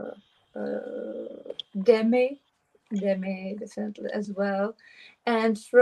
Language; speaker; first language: English; non-native, learner; Czech